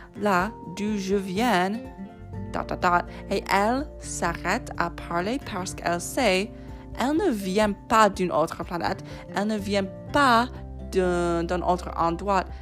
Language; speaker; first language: French; non-native, fluent; English